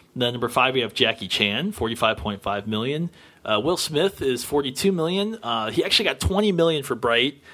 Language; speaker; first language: English; native; English